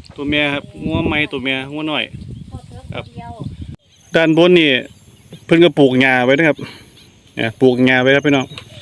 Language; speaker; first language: Thai; native; Thai